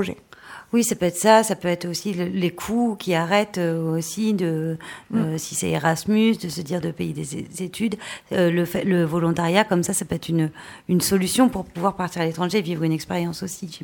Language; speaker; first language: French; native; French